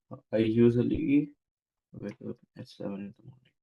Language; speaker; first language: English; non-native, local second language; Bangla